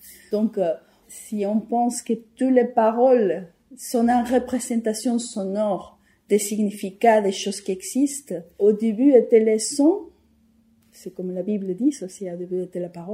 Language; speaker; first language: French; non-native, fluent; Spanish